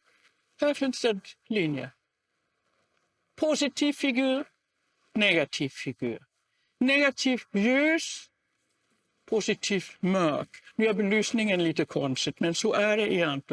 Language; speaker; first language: Swedish; non-native, fluent; German